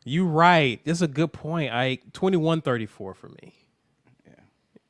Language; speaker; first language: English; native; English